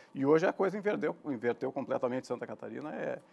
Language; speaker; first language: Portuguese; native; Portuguese